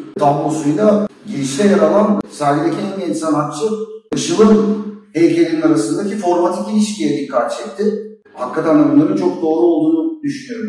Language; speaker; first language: Turkish; native; Turkish